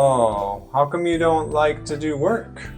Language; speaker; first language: English; native; English